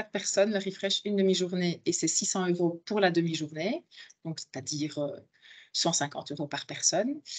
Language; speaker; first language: French; native; French